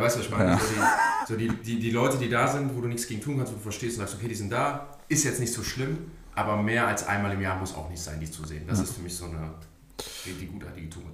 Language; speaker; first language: German; native; German